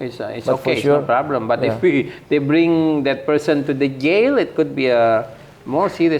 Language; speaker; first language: English; non-native, fluent; Indonesian